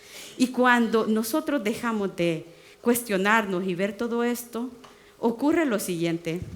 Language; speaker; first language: Spanish; native; Spanish